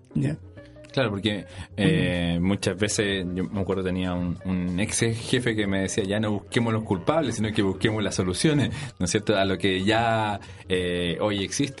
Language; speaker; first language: Spanish; native; Spanish